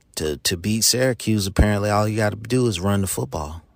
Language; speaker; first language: English; native; English